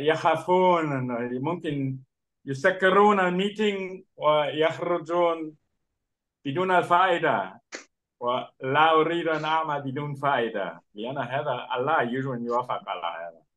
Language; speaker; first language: Arabic; non-native, learner; German